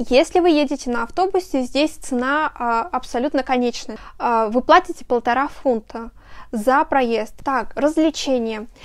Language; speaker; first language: Russian; native; Russian